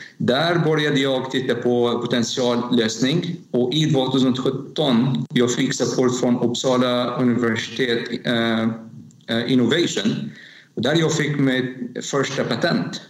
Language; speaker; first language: Swedish; non-native, learner; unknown